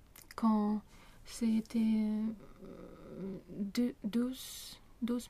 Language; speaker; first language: French; non-native, learner; Swedish